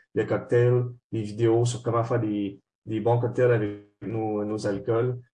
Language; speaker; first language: French; native; French